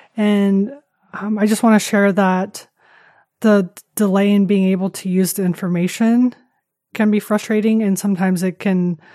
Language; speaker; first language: English; early bilingual, other home language; Chinese